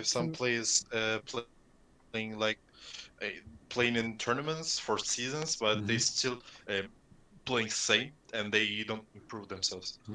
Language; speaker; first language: English; non-native, learner; Turkish